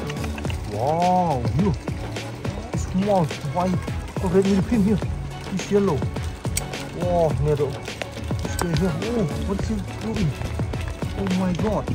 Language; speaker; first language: English; non-native, learner; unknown